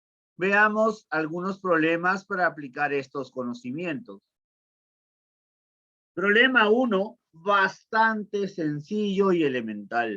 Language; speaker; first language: Spanish; native; Spanish